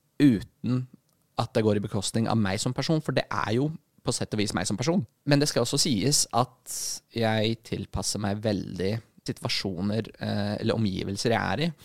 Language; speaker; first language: Norwegian; early bilingual, other home language; Arabic